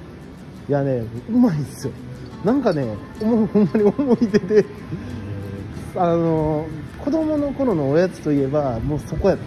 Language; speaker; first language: Japanese; native; Japanese